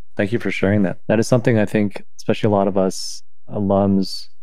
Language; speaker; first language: English; non-native, fluent; Chinese